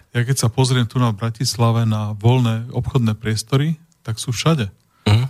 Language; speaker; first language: Slovak; native; Slovak